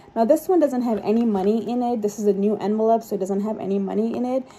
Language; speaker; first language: English; non-native, local second language; Urdu